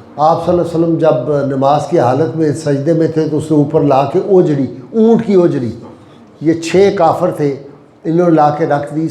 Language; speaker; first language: Urdu; non-native, local second language; Punjabi